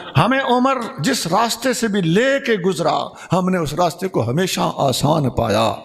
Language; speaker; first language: Urdu; non-native, local second language; Punjabi